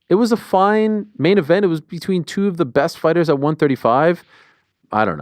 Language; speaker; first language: English; native; English